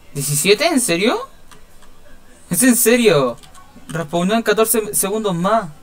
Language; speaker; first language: Spanish; native; Spanish